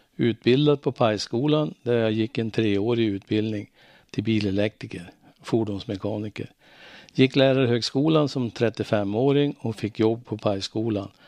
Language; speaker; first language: Swedish; native; Swedish